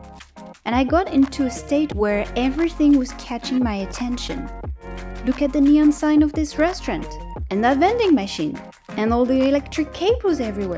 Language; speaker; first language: English; non-native, fluent; French